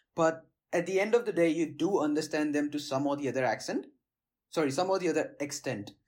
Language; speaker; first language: English; non-native, local second language; Gujarati